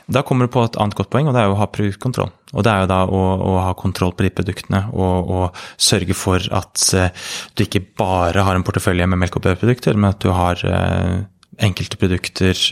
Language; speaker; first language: Norwegian; native; Norwegian